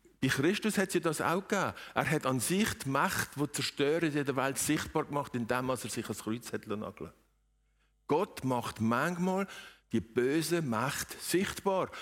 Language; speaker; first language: German; native; German